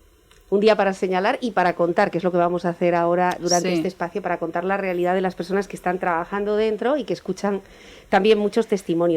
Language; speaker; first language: Spanish; native; Spanish